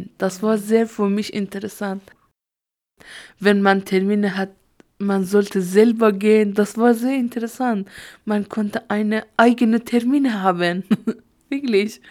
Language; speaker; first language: German; non-native, learner; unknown